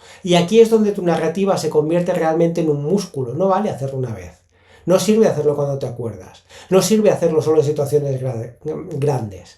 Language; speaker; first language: Spanish; native; Spanish